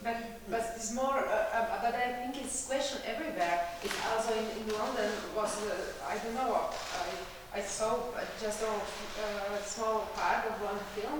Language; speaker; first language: English; non-native, learner; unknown